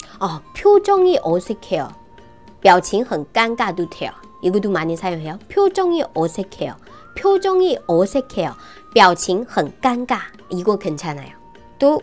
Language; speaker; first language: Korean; non-native, fluent; Chinese